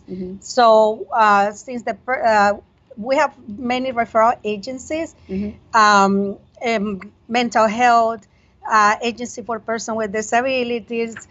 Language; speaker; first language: English; non-native, fluent; Spanish